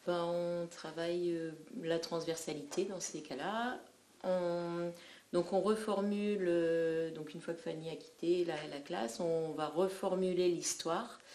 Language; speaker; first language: French; native; French